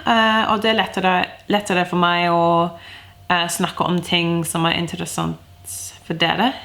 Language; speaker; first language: Norwegian; non-native, fluent; English